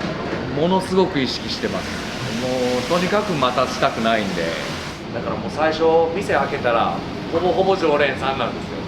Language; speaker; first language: Japanese; native; Japanese